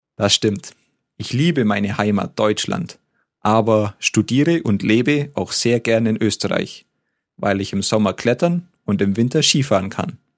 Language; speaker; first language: German; native; German